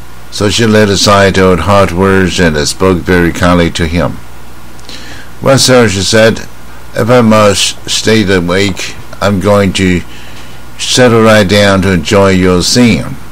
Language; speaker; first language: English; non-native, fluent; Chinese